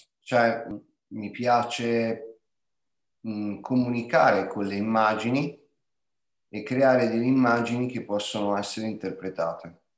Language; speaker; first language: Italian; native; Italian